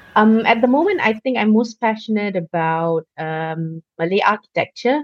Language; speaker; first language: English; non-native, local second language; Malay